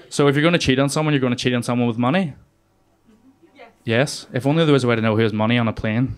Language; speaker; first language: English; native; English